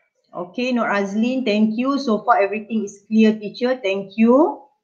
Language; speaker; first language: English; non-native, local second language; Malay